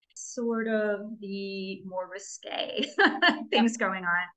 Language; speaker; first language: English; native; English